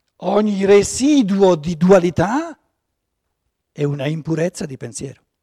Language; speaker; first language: Italian; non-native, fluent; German